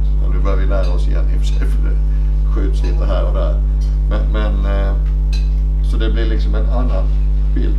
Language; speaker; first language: Swedish; native; Swedish